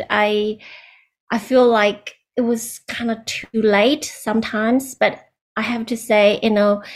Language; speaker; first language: English; non-native, learner; Chinese